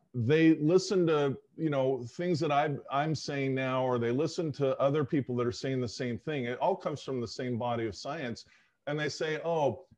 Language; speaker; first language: English; native; English